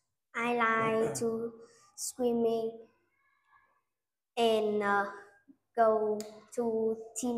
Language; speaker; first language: English; non-native, learner; Vietnamese